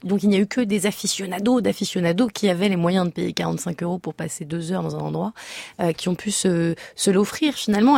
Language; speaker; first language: French; native; French